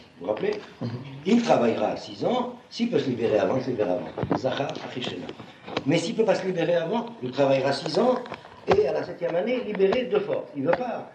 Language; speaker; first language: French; native; French